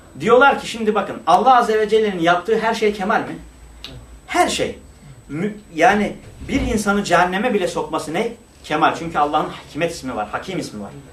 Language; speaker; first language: Turkish; non-native, local second language; Kurdish